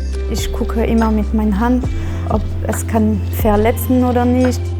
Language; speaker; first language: German; non-native, fluent; French